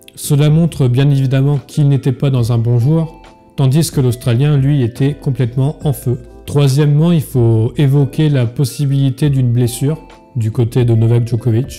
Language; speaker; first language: French; native; French